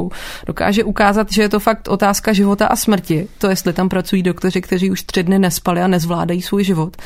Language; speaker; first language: Czech; native; Czech